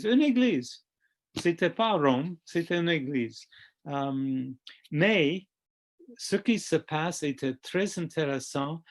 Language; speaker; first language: French; non-native, fluent; English